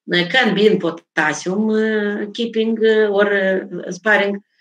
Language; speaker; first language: English; non-native, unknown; Romanian